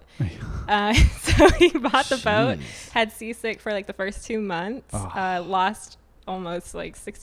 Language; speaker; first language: English; native; English